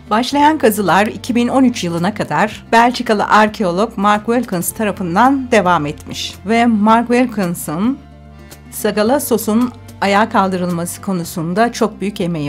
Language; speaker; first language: Turkish; native; Turkish